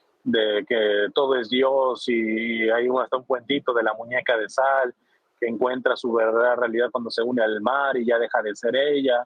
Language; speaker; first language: Spanish; native; Spanish